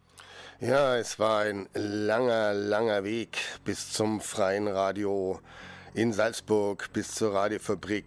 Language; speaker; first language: German; native; German